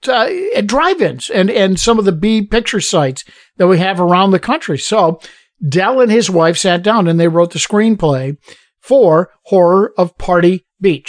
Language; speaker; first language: English; native; English